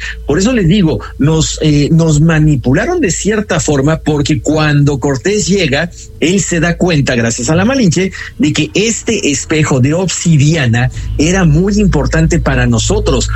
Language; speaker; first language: Spanish; native; Spanish